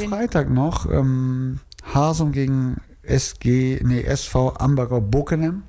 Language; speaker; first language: German; native; German